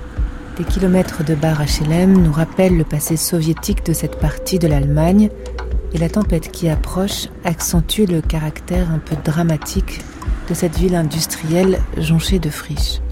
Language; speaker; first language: French; native; French